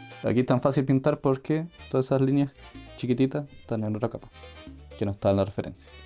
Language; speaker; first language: Spanish; native; Spanish